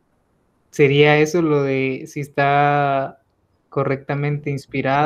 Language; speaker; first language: Spanish; native; Spanish